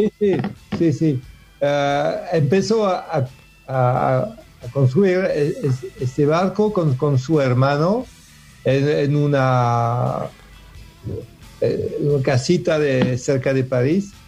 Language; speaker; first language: Spanish; non-native, learner; French